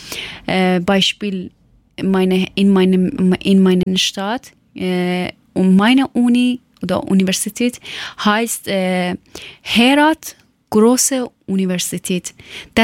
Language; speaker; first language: German; non-native, learner; Persian